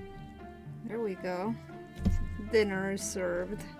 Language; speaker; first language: English; non-native, fluent; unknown